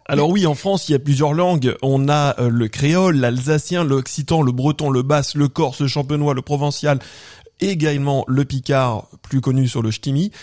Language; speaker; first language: French; native; French